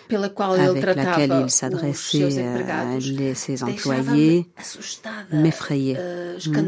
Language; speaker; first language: French; non-native, fluent; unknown